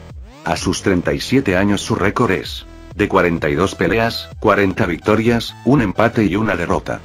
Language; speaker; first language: Spanish; native; Spanish